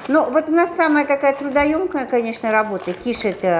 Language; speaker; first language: Russian; native; Russian